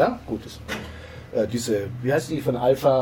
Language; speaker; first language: German; native; German